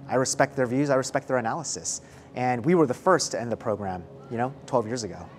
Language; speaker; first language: English; early bilingual, other home language; Chinese